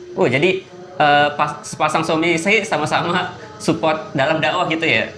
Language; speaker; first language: Indonesian; native; Indonesian